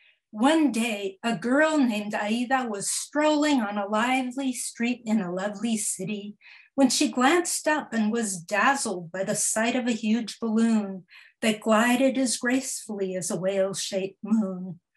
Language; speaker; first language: English; early bilingual, other home language; Spanish